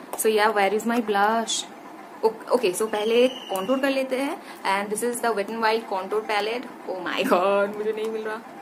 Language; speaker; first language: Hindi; non-native, local second language; Bangla